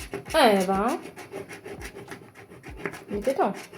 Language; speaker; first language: French; native; French